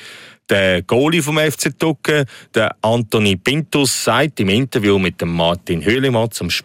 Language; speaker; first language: German; native; German